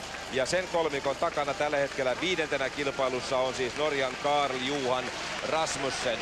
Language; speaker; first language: Finnish; native; Finnish